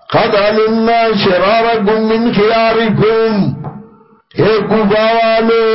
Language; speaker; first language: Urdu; non-native, local second language; Pashto